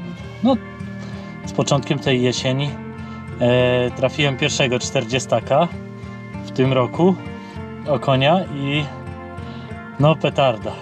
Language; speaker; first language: Polish; native; Polish